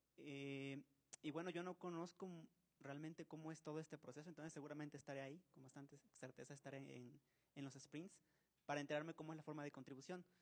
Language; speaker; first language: Spanish; native; Spanish